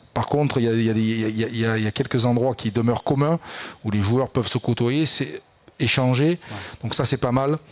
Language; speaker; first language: French; native; French